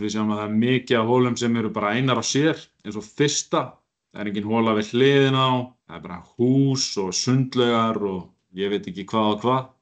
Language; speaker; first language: Icelandic; native; Icelandic